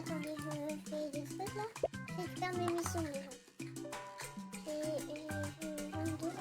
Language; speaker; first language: French; native; French